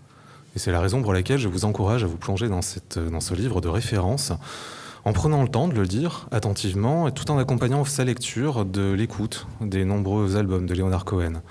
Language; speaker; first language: French; native; French